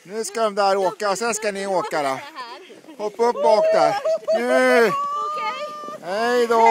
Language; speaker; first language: Swedish; native; Swedish